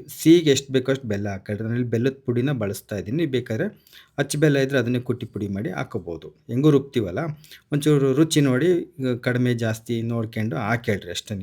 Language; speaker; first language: Kannada; native; Kannada